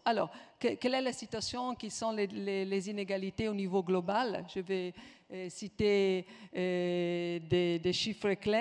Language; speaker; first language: French; non-native, fluent; Italian